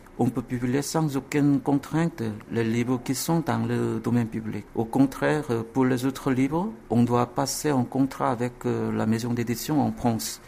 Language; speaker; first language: French; non-native, fluent; Korean